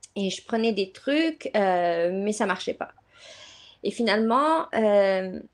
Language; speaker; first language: French; non-native, local second language; Arabic